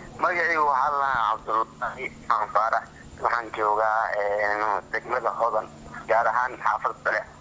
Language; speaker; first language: Somali; native; Somali